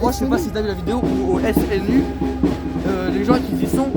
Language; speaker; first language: French; native; French